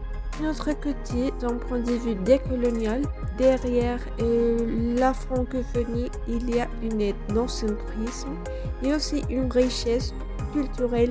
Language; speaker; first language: French; non-native, fluent; Spanish